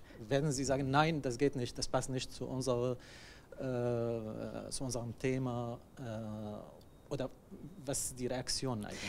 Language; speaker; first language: German; non-native, learner; Arabic